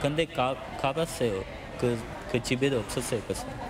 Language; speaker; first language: Korean; non-native, learner; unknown